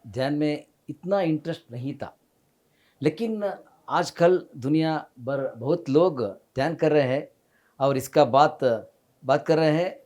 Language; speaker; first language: Hindi; non-native, local second language; Kannada